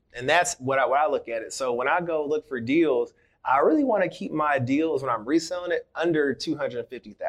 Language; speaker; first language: English; native; English